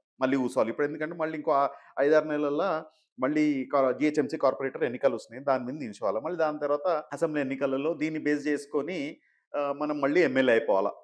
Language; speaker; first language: Telugu; native; Telugu